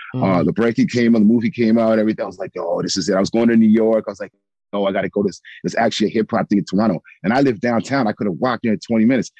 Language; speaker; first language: English; native; English